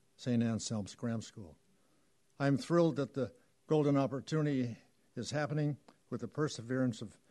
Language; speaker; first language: English; native; English